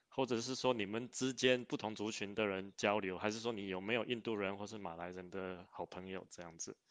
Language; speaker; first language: Chinese; native; Chinese